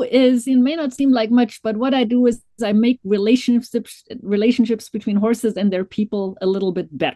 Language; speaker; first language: English; non-native, fluent; German